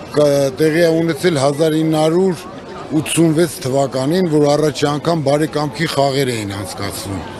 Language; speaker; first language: Armenian; native; Armenian